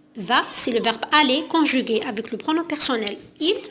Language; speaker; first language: French; non-native, local second language; Arabic